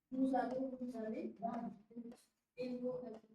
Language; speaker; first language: French; non-native, learner; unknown